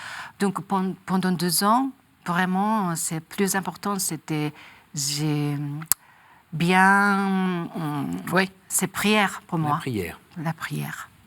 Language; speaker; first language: French; non-native, learner; Japanese